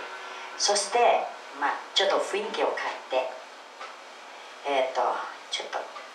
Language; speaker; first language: Japanese; non-native, fluent; Filipino